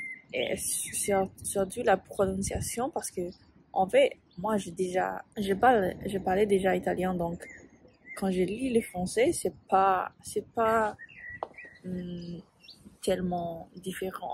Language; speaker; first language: French; non-native, learner; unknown